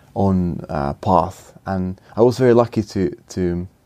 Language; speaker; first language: English; non-native, fluent; Finnish